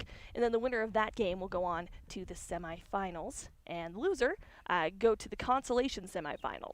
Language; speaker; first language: English; native; English